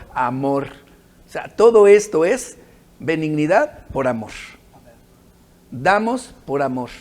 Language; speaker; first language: Spanish; native; Spanish